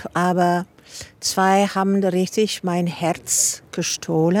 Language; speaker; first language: German; non-native, fluent; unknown